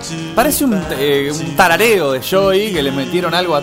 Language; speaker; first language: Spanish; native; Spanish